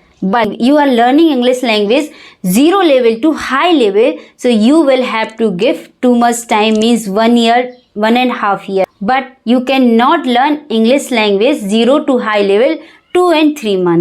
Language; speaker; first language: English; non-native, learner; Hindi